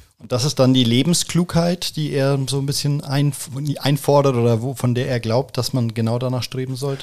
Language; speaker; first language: German; native; German